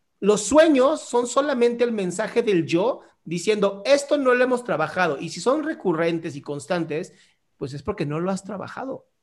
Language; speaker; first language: Spanish; native; Spanish